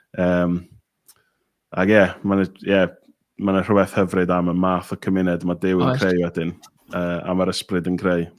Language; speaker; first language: Welsh; native; Welsh